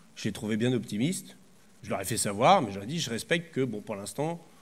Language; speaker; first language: French; native; French